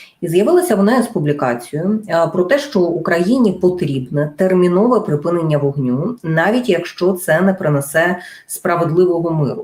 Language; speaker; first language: Ukrainian; native; Ukrainian